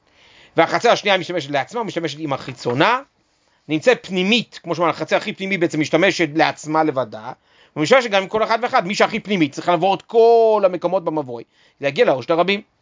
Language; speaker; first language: Hebrew; native; Hebrew